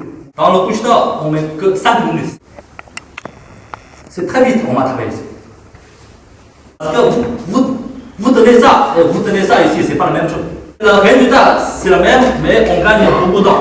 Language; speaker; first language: French; non-native, fluent; Chinese